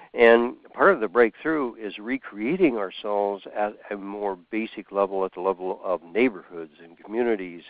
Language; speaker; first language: English; native; English